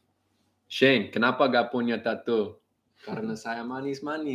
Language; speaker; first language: Indonesian; non-native, learner; English